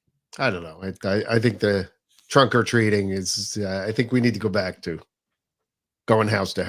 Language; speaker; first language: English; native; English